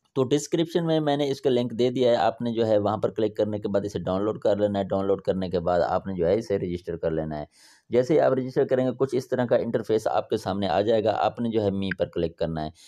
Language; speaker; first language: Urdu; non-native, local second language; Punjabi